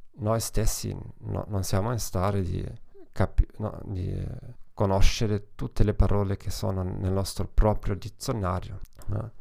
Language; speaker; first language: Italian; non-native, learner; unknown